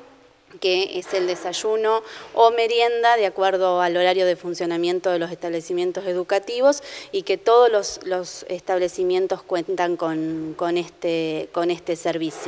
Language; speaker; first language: Spanish; native; Spanish